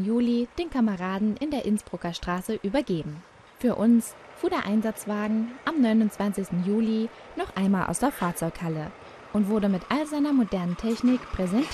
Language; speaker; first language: German; native; German